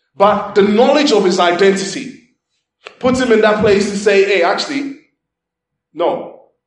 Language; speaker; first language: English; non-native, local second language; Igbo